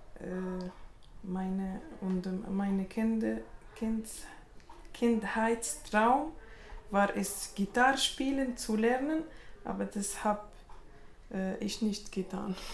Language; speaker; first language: German; non-native, learner; Arabic